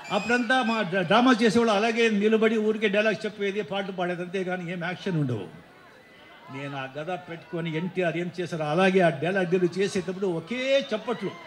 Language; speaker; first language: Telugu; non-native, local second language; Marathi